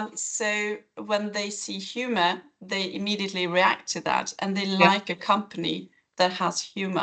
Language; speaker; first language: English; non-native, fluent; Norwegian